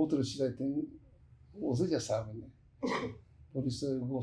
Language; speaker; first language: Portuguese; non-native, learner; Japanese